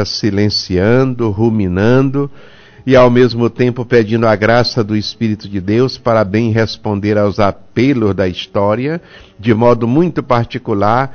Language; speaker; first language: Portuguese; native; Portuguese